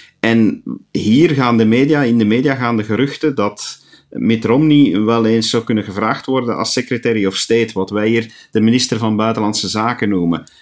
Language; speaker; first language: Dutch; native; Dutch